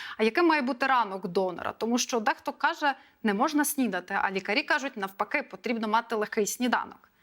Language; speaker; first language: Ukrainian; native; Ukrainian